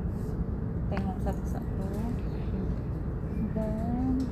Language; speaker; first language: Indonesian; non-native, learner; Filipino